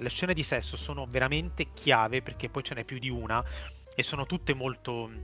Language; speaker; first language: Italian; native; Italian